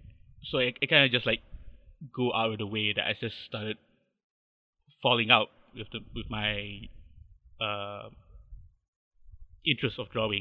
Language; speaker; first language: English; non-native, local second language; Malay